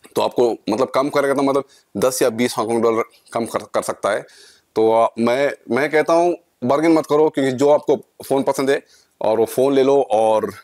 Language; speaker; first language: Hindi; non-native, local second language; Kannada